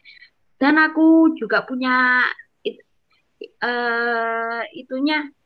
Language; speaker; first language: Indonesian; non-native, local second language; English